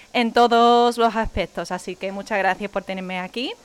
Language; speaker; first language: Spanish; non-native, fluent; English